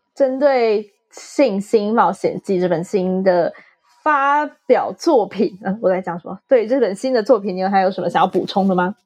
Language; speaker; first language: Chinese; native; Chinese